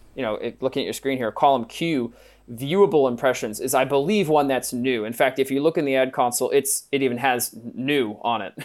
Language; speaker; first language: English; native; English